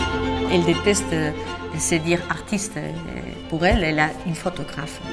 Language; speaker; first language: French; non-native, fluent; Spanish